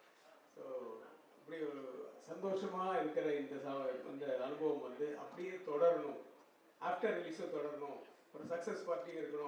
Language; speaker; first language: Tamil; native; Tamil